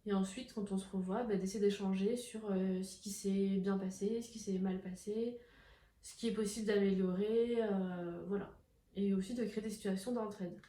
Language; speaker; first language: French; native; French